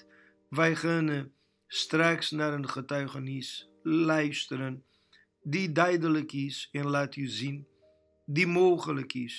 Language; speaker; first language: Dutch; non-native, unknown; Portuguese